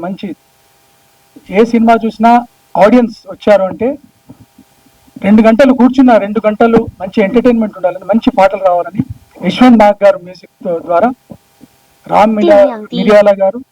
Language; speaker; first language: Telugu; native; Telugu